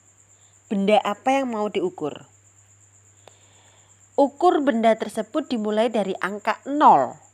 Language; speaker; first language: Indonesian; native; Indonesian